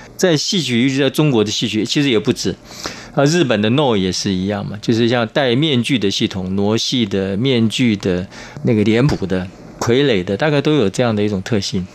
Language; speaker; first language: Chinese; native; Chinese